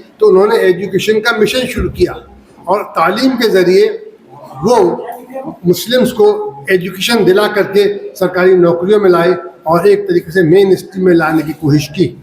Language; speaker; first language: Urdu; native; Urdu